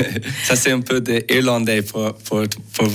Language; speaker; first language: French; non-native, learner; English